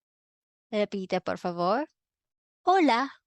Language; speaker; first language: Spanish; non-native, fluent; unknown